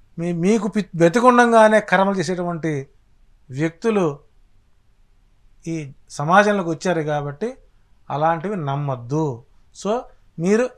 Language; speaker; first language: Telugu; native; Telugu